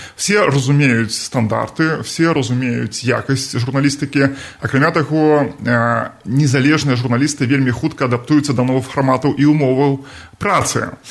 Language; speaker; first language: Belarusian; non-native, local second language; Russian